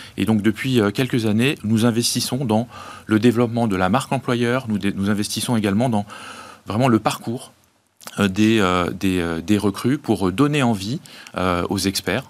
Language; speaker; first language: French; native; French